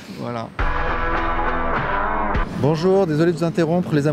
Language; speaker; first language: French; native; French